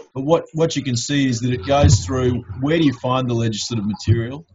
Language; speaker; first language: English; native; English